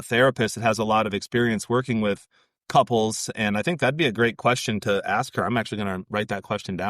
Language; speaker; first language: English; native; English